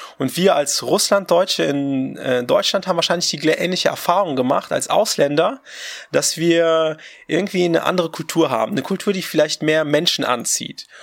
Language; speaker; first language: German; early bilingual, other home language; Russian